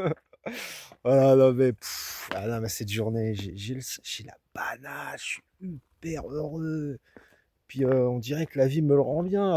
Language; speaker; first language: French; native; French